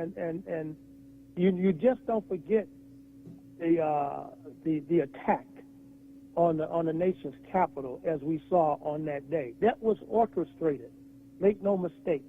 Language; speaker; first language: English; native; English